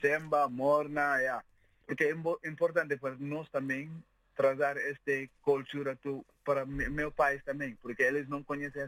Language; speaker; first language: Portuguese; non-native, learner; Mandingo